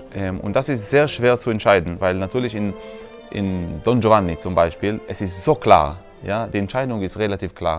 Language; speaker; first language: German; non-native, fluent; Hebrew